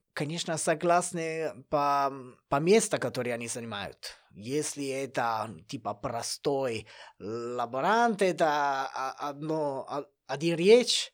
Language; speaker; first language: Russian; non-native, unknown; Italian